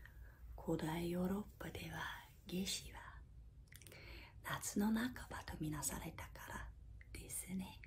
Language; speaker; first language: Japanese; non-native, fluent; English